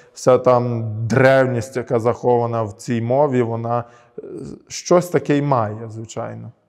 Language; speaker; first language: Ukrainian; early bilingual, heritage; Ukrainian